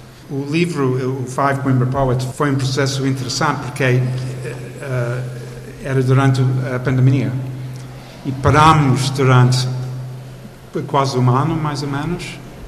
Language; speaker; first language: Portuguese; non-native, fluent; English